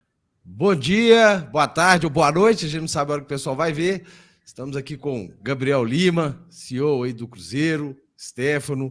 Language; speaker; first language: Portuguese; native; Portuguese